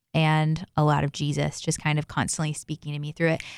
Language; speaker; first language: English; native; English